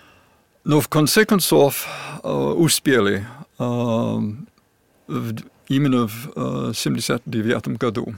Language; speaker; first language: Russian; non-native, fluent; English